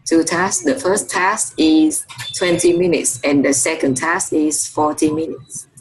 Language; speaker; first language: English; non-native, fluent; Vietnamese